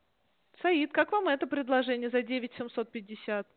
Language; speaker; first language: Russian; native; Russian